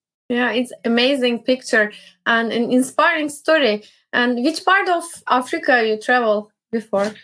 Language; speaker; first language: English; non-native, fluent; Turkish